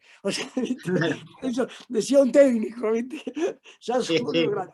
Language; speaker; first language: Spanish; native; Spanish